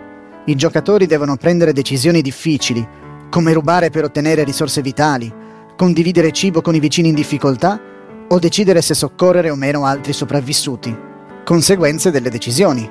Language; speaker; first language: Italian; native; Italian